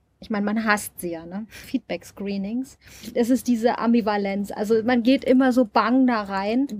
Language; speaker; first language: German; native; German